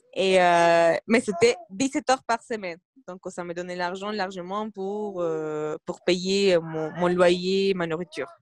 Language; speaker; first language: French; non-native, fluent; Spanish